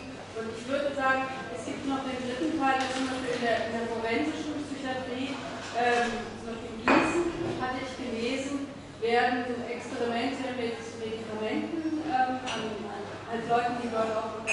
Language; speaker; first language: German; native; German